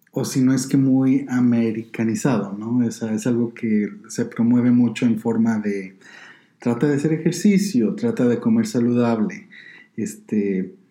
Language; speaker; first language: Spanish; native; Spanish